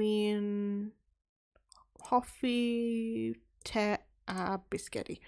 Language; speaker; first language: Welsh; non-native, learner; English